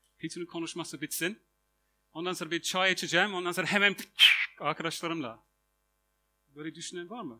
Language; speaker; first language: Turkish; non-native, fluent; English